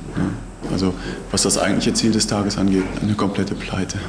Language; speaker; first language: German; native; German